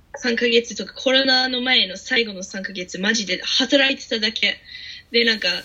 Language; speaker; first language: Japanese; non-native, fluent; English